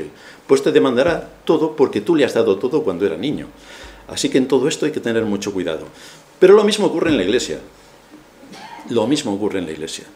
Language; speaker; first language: Spanish; native; Spanish